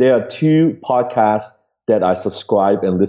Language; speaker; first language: English; non-native, local second language; Cantonese